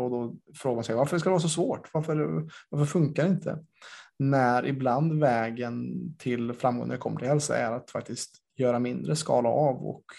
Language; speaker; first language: Swedish; native; Swedish